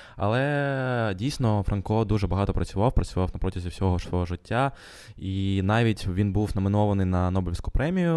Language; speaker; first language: Ukrainian; non-native, local second language; Russian